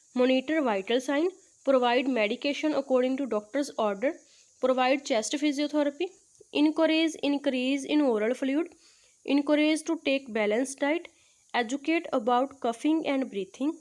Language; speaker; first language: English; non-native, local second language; Punjabi